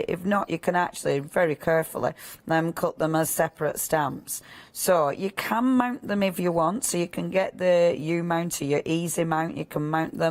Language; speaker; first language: English; native; English